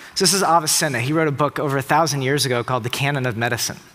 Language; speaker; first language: English; native; English